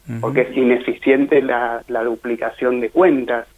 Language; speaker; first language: Spanish; native; Spanish